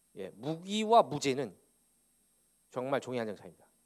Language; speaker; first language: Korean; native; Korean